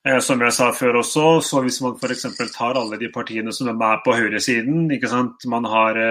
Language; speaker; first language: Norwegian; early bilingual, other home language; Urdu